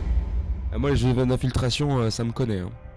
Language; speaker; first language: French; native; French